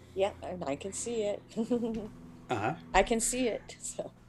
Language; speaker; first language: English; early bilingual, other home language; Hindi